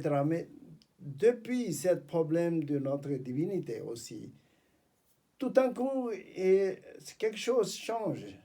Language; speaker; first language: French; non-native, fluent; Tibetan